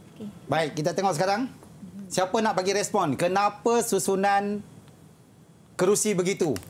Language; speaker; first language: Malay; native; Malay